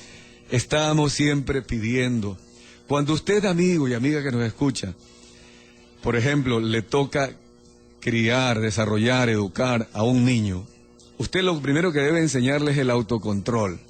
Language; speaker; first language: Spanish; native; Spanish